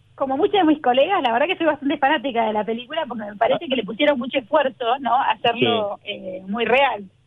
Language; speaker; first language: Spanish; native; Spanish